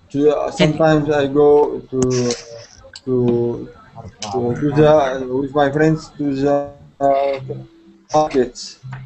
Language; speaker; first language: English; non-native, learner; Arabic